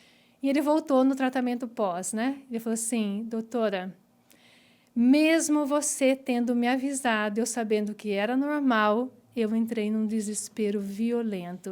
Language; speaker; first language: Portuguese; native; Portuguese